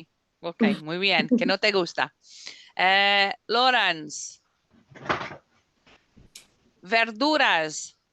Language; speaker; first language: Spanish; non-native, fluent; English